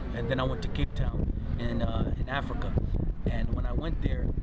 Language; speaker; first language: English; native; English